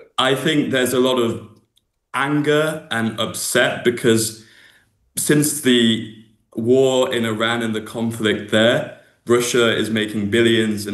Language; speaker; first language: English; native; English